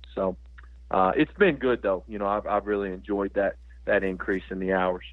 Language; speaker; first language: English; native; English